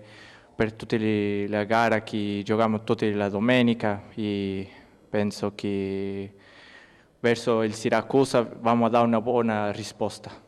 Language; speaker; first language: Italian; non-native, learner; Spanish